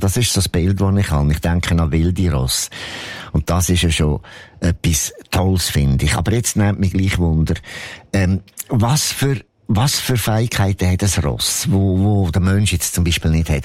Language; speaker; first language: German; native; German